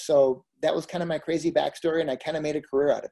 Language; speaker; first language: English; native; English